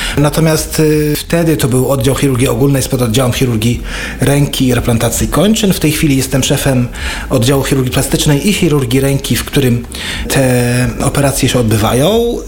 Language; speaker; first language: Polish; non-native, fluent; Arabic